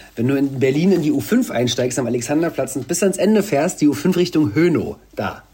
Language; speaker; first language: German; early bilingual, other home language; Russian